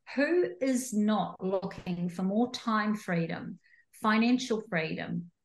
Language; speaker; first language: English; native; English